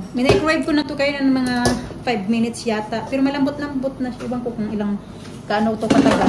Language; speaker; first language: Filipino; native; Filipino